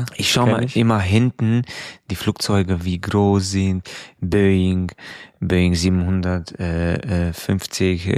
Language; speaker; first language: German; non-native, fluent; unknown